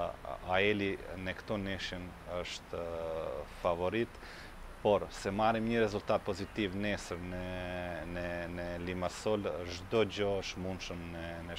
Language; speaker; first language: Albanian; non-native, fluent; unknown